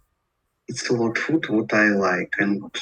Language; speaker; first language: English; non-native, learner; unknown